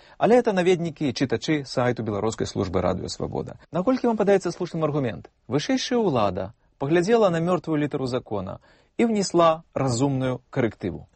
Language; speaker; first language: Belarusian; native; Belarusian